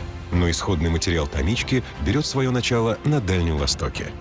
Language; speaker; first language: Russian; native; Russian